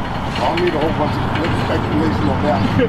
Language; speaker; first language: English; native; English